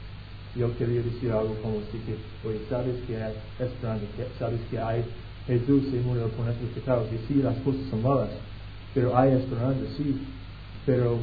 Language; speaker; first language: Spanish; non-native, fluent; English